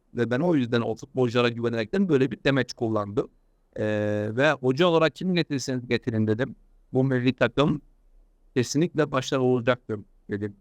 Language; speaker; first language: Turkish; early bilingual, heritage; Turkish